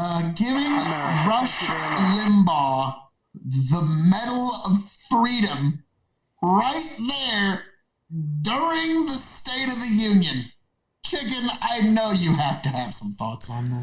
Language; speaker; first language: English; native; English